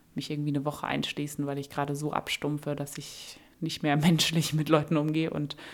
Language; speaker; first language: German; native; German